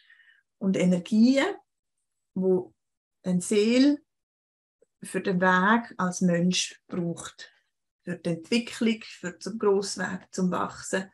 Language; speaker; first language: German; native; German